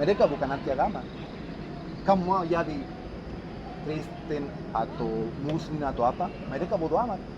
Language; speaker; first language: Indonesian; non-native, fluent; Spanish